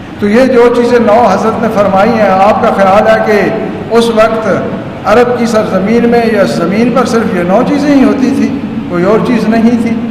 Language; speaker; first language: Urdu; non-native, local second language; Punjabi